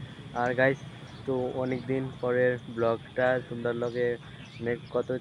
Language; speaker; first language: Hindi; non-native, local second language; Bangla